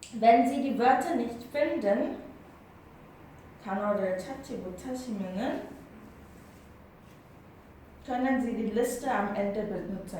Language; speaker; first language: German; non-native, fluent; Korean